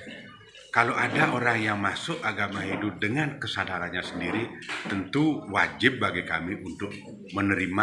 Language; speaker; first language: Indonesian; native; Indonesian